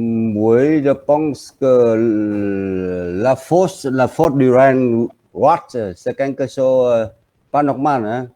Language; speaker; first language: French; non-native, learner; Vietnamese